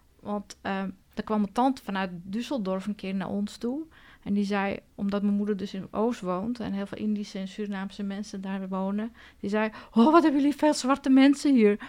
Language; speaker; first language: Dutch; early bilingual, other home language; Turkish